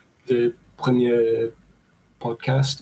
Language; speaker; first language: French; non-native, learner; English